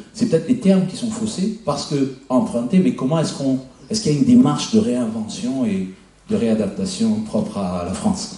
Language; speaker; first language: French; native; French